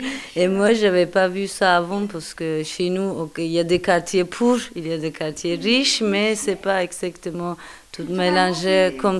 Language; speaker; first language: French; non-native, learner; Turkish